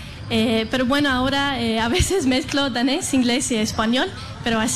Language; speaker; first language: Spanish; non-native, fluent; English